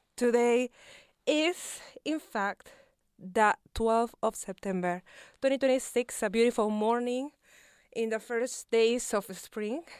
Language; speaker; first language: English; non-native, fluent; Spanish